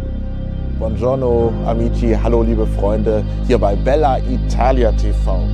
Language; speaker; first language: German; native; German